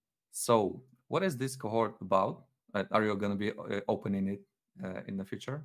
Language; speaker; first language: English; non-native, fluent; Polish